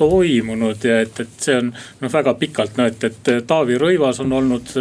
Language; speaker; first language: Estonian; native; Estonian